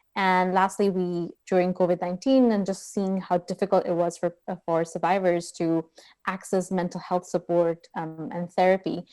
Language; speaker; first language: English; non-native, local second language; Urdu